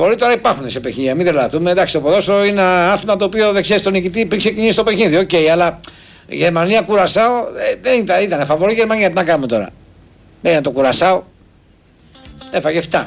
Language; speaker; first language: Greek; native; Greek